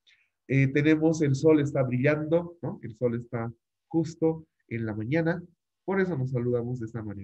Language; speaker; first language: Spanish; native; Spanish